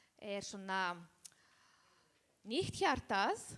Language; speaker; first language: Icelandic; non-native, learner; Spanish